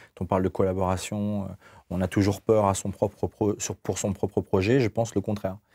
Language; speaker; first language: French; native; French